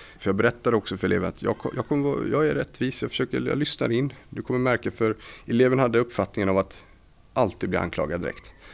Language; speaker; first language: Swedish; native; Swedish